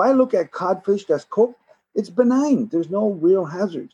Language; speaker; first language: English; native; English